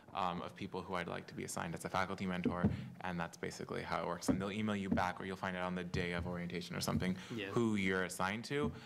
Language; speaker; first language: English; native; English